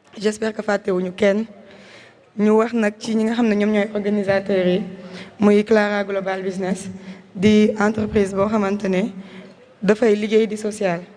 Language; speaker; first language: Wolof; non-native, local second language; Jola-Fonyi